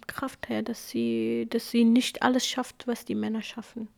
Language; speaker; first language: German; non-native, fluent; Kurdish